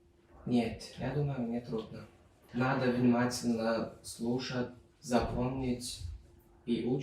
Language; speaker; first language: Russian; non-native, learner; Turkmen